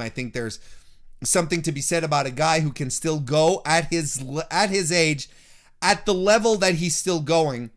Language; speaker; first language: English; native; English